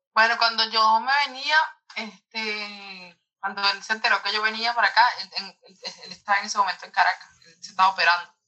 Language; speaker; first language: Spanish; native; Spanish